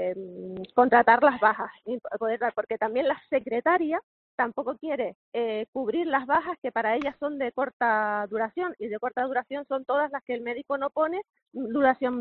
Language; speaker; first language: Spanish; native; Spanish